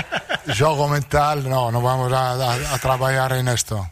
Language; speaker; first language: Portuguese; non-native, learner; Italian